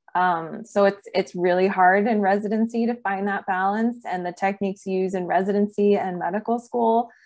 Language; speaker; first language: English; native; English